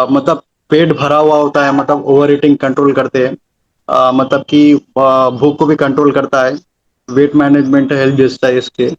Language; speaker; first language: Hindi; non-native, local second language; Telugu